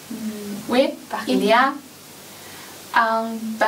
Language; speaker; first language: French; non-native, learner; Chinese